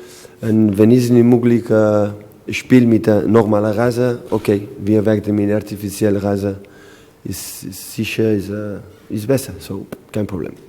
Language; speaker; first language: German; non-native, learner; Spanish